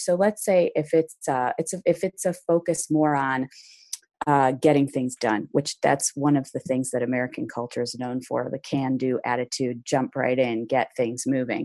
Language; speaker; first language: English; native; English